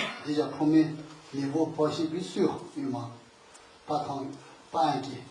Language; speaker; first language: French; non-native, learner; Tibetan